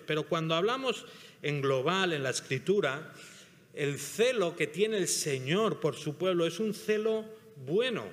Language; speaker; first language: Spanish; native; Spanish